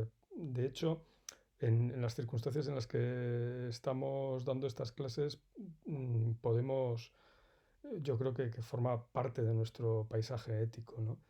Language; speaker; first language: Spanish; native; Spanish